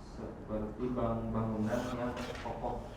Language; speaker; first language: Indonesian; native; Indonesian